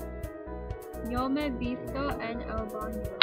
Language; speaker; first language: Spanish; non-native, learner; English